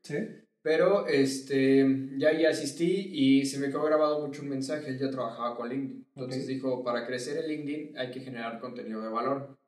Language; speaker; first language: Spanish; native; Spanish